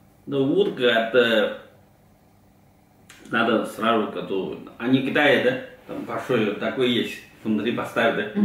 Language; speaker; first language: Russian; non-native, learner; Chinese